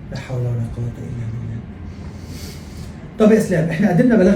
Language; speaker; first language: Arabic; native; Arabic